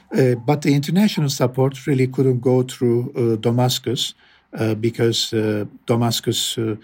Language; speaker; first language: English; non-native, fluent; Turkish